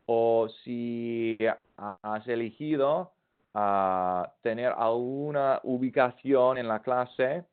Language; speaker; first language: Spanish; non-native, fluent; English